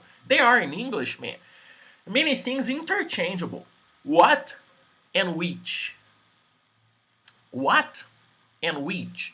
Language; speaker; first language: English; non-native, fluent; Portuguese